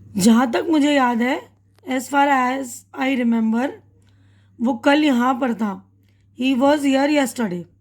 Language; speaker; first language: Urdu; native; Urdu